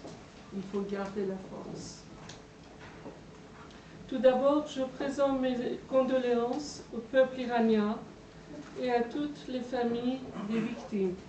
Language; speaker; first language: French; non-native, fluent; Persian